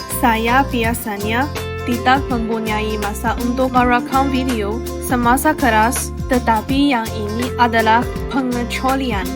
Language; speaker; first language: Malay; non-native, learner; Chinese